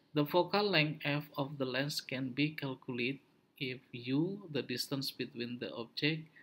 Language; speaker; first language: English; non-native, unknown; Indonesian